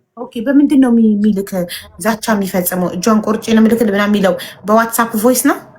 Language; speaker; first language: Amharic; native; Amharic